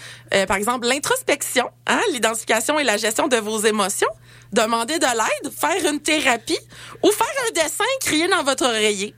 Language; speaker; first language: French; native; French